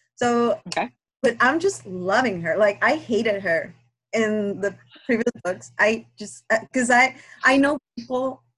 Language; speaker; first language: English; non-native, fluent; Spanish